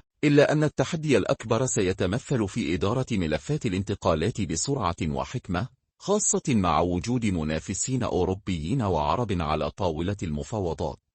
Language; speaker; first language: Arabic; native; Arabic